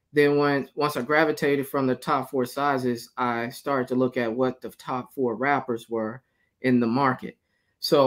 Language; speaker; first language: English; native; English